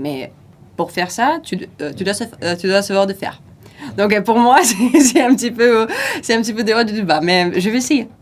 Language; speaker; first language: French; non-native, fluent; Russian